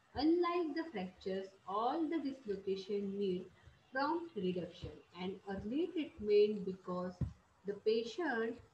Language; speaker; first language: English; non-native, local second language; Marathi